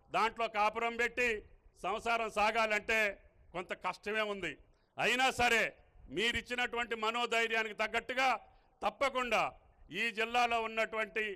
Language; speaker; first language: Telugu; native; Telugu